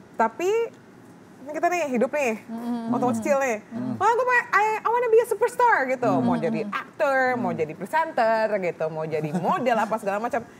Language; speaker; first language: Indonesian; native; Indonesian